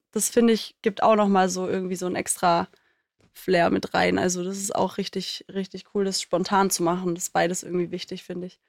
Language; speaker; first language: German; native; German